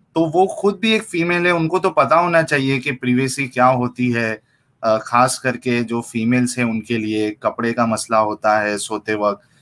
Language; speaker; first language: Hindi; native; Hindi